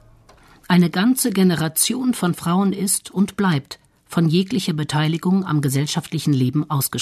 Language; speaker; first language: German; native; German